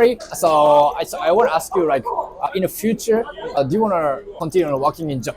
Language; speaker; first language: English; non-native, learner; Japanese